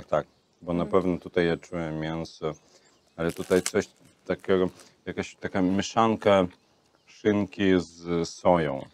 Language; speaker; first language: Polish; non-native, learner; Russian